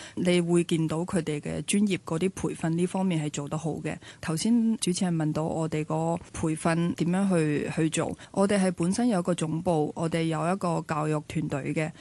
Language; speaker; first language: Cantonese; early bilingual, other home language; Chinese